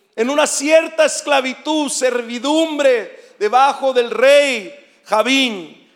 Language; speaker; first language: Spanish; native; Spanish